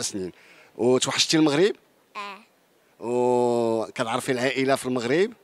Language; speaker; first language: Arabic; native; Arabic